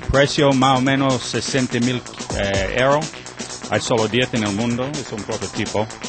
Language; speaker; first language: Spanish; non-native, learner; English